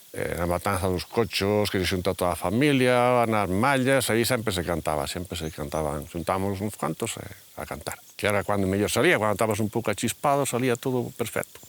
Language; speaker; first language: Galician; native; Galician